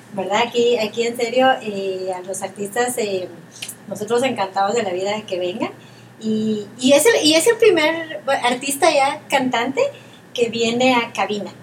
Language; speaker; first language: Spanish; native; Spanish